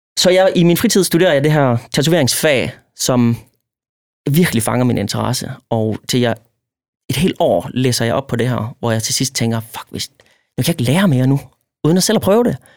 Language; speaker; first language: Danish; native; Danish